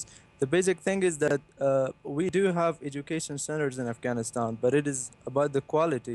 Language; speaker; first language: English; non-native, fluent; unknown